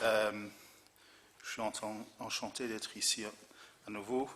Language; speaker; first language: French; non-native, fluent; English